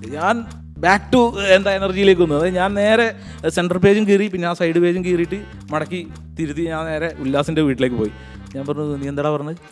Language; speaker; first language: Malayalam; native; Malayalam